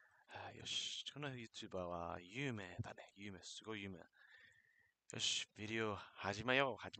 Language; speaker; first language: Japanese; non-native, learner; English